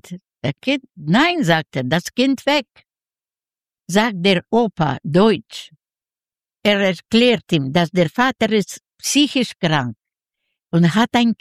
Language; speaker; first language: German; non-native, learner; Yiddish